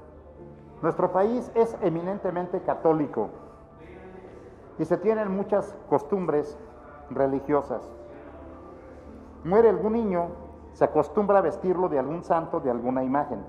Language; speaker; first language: Spanish; native; Spanish